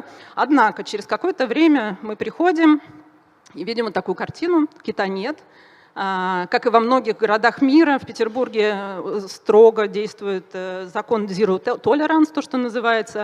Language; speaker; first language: Russian; native; Russian